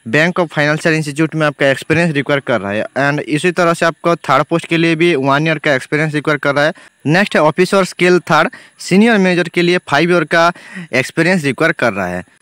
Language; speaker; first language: Hindi; non-native, local second language; Bangla